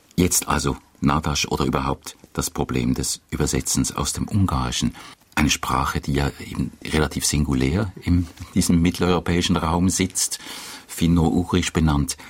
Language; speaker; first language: German; native; German